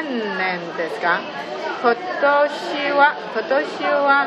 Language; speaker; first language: Japanese; non-native, learner; Chinese